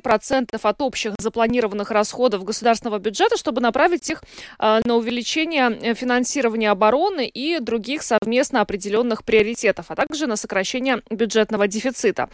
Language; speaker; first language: Russian; native; Russian